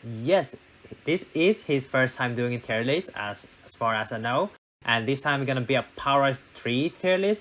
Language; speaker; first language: English; non-native, fluent; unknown